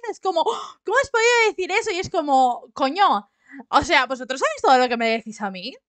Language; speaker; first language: Spanish; native; Spanish